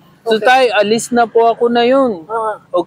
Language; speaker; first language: Filipino; non-native, learner; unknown